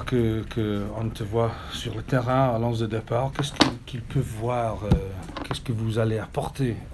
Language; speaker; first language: French; non-native, learner; English